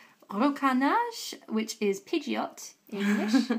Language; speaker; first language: English; native; English